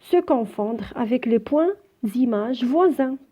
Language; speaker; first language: French; non-native, local second language; Arabic